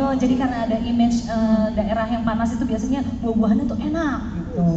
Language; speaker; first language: Indonesian; native; Indonesian